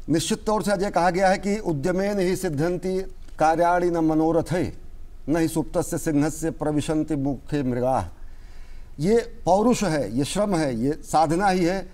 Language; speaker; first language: Hindi; native; Hindi